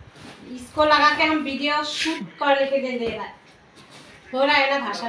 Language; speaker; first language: Hindi; non-native, local second language; Bangla